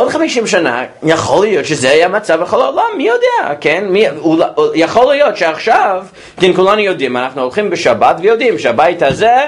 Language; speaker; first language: Hebrew; non-native, fluent; English